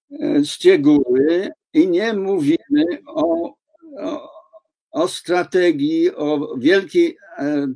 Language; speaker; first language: Polish; non-native, fluent; English